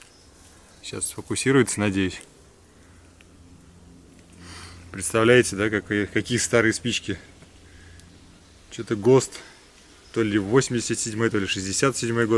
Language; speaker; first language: Russian; native; Russian